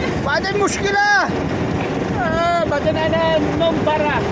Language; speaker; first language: Arabic; non-native, learner; Filipino